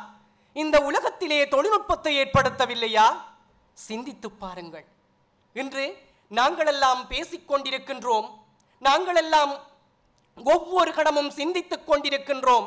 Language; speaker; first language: Tamil; native; Tamil